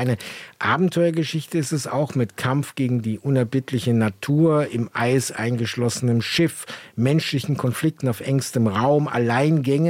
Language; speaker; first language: German; native; German